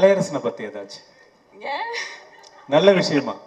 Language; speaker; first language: Tamil; native; Tamil